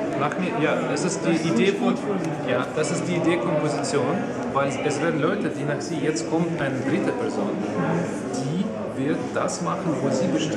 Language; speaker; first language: German; non-native, learner; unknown